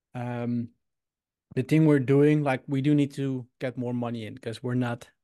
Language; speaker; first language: English; non-native, fluent; Dutch